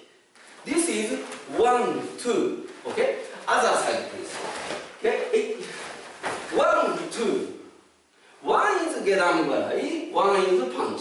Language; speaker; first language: English; non-native, fluent; Japanese